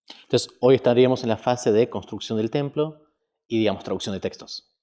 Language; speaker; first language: Spanish; native; Spanish